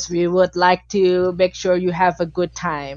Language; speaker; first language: English; non-native, local second language; Bangla